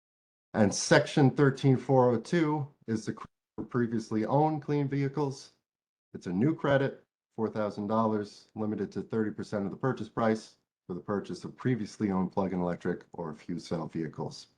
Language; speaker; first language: English; native; English